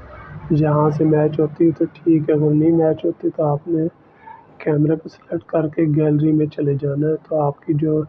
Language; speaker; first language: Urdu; non-native, local second language; Punjabi